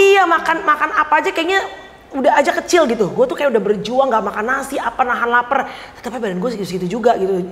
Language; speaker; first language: Indonesian; native; Indonesian